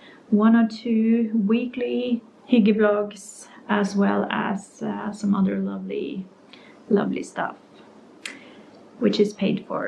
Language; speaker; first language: English; non-native, fluent; Norwegian